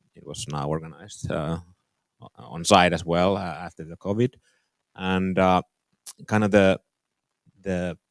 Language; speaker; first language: English; non-native, fluent; Finnish